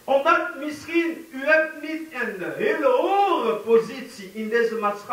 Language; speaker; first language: Dutch; non-native, fluent; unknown